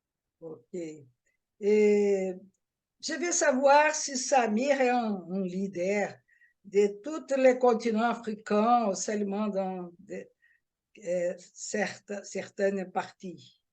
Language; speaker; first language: French; non-native, learner; Portuguese